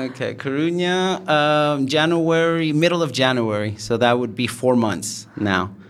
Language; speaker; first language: English; early bilingual, other home language; Spanish